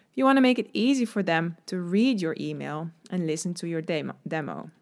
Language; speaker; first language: English; non-native, fluent; Dutch